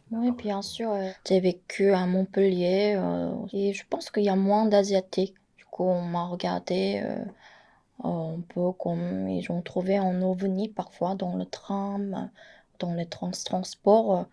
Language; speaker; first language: French; non-native, fluent; Korean